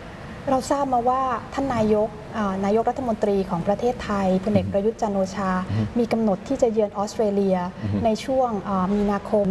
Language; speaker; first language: Thai; native; Thai